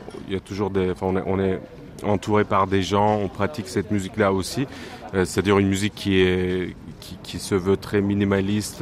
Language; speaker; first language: French; non-native, fluent; Turkish